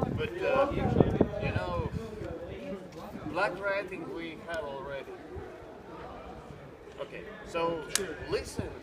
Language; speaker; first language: English; non-native, learner; Latvian